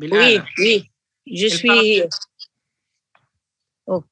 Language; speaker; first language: French; non-native, learner; Arabic